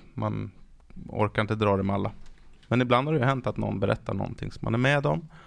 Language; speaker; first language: Swedish; native; Swedish